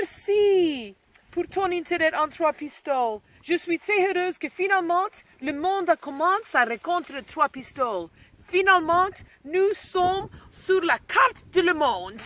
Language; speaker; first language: French; non-native, learner; English